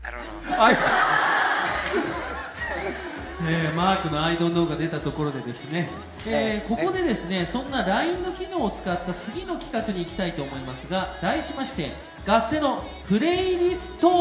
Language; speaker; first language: Japanese; native; Japanese